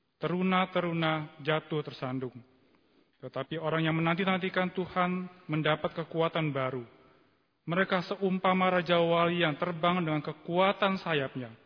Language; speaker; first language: Indonesian; native; Indonesian